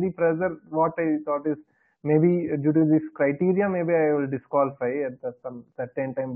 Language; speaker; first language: English; non-native, local second language; Telugu